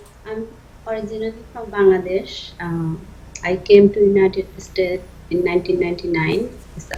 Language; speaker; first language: English; non-native, fluent; Bangla